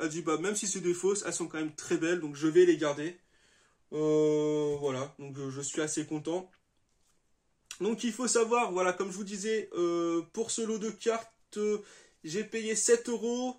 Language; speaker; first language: French; native; French